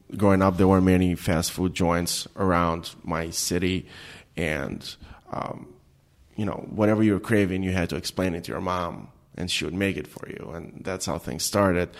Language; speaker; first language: English; non-native, fluent; Albanian